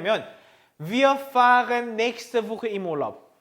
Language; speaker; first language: German; non-native, fluent; Korean